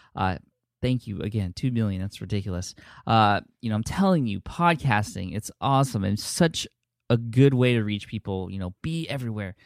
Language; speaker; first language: English; early bilingual, other home language; Filipino